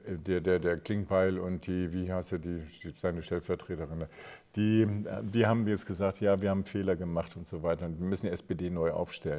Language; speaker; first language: German; native; German